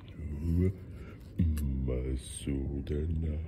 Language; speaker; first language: Japanese; native; Japanese